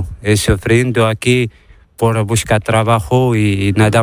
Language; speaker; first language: Spanish; non-native, learner; Arabic